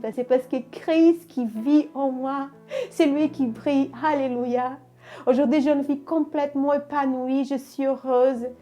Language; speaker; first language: French; non-native, fluent; Portuguese